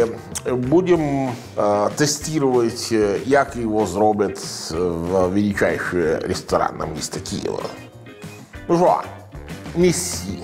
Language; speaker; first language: Ukrainian; non-native, learner; Italian